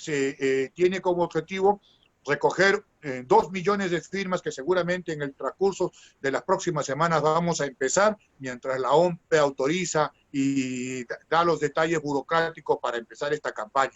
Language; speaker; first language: Spanish; native; Spanish